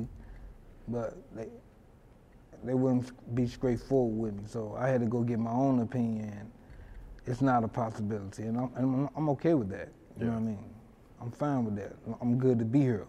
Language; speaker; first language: English; native; English